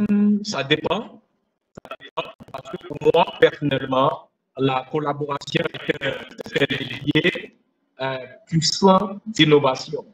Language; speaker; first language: French; non-native, fluent; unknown